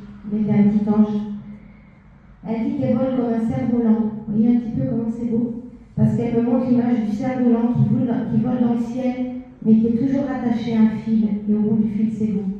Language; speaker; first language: French; native; French